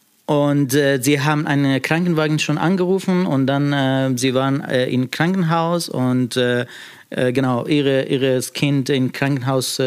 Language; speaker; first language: German; non-native, fluent; Persian